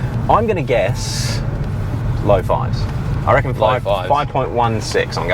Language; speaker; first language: English; native; English